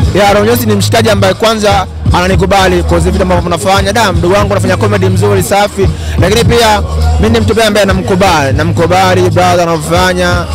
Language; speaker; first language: Swahili; non-native, fluent; English